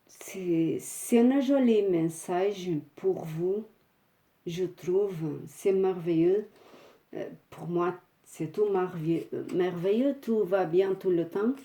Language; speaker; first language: French; non-native, fluent; Portuguese